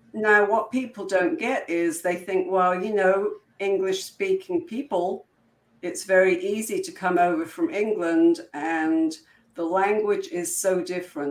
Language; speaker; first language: English; native; English